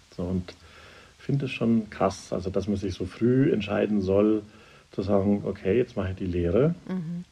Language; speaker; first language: German; native; German